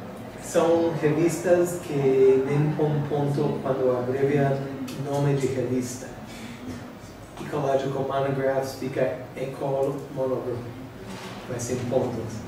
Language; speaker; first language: Portuguese; non-native, fluent; English